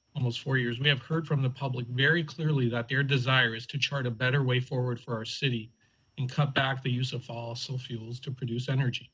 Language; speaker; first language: English; native; English